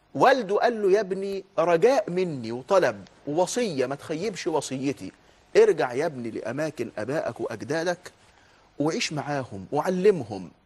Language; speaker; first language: Arabic; native; Arabic